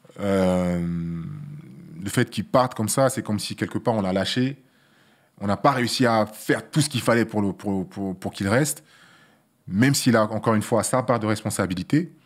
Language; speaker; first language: French; early bilingual, other home language; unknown